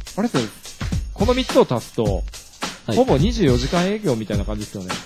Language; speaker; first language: Japanese; native; Japanese